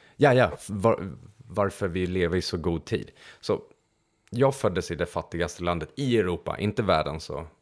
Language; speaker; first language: Swedish; early bilingual, other home language; Hungarian